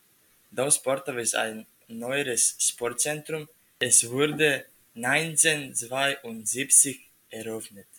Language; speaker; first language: German; non-native, learner; Croatian